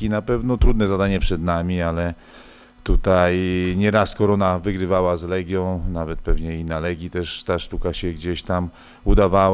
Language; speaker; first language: Polish; native; Polish